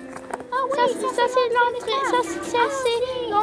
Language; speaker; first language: French; non-native, learner; English